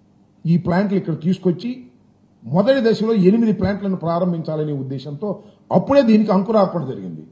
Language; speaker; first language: Telugu; native; Telugu